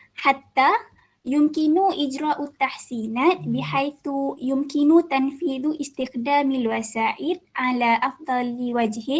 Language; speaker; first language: Arabic; non-native, learner; Malay